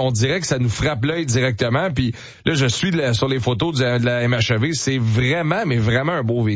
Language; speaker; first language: French; native; French